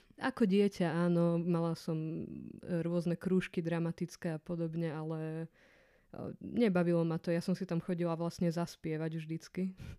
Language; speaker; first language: Slovak; native; Slovak